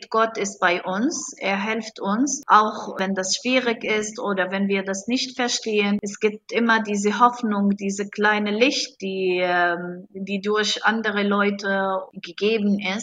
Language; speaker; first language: German; non-native, fluent; Arabic